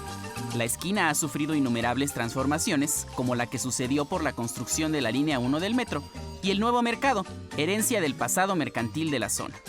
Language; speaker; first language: Spanish; native; Spanish